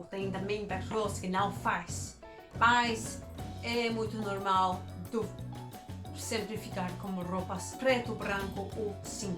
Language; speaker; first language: Portuguese; non-native, learner; Danish